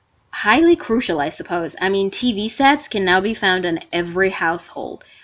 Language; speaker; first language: English; non-native, fluent; Persian